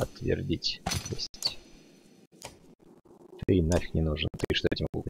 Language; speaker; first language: Russian; native; Russian